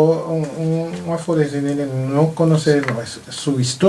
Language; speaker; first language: Spanish; non-native, learner; French